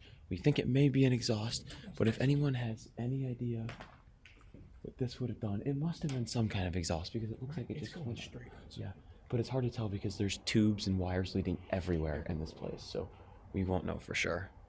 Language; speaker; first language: English; native; English